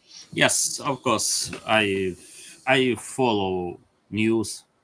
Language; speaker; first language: English; non-native, learner; Ukrainian